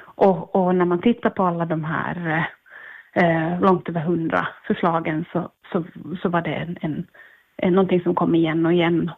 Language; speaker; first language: Swedish; native; Swedish